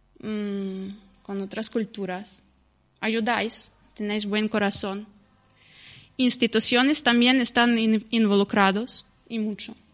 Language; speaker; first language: Spanish; non-native, fluent; Ukrainian